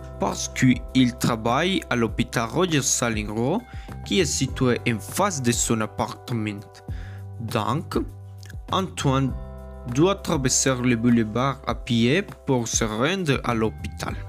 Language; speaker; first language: French; non-native, learner; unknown